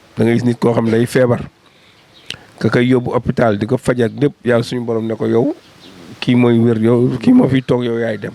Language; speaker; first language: Wolof; native; Wolof